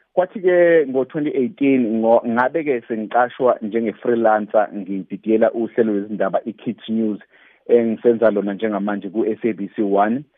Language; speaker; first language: Zulu; native; Zulu